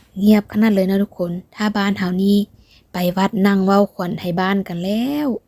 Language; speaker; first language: Thai; non-native, local second language; Northeastern Thai